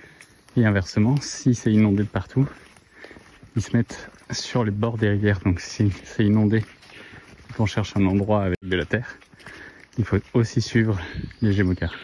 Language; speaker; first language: French; native; French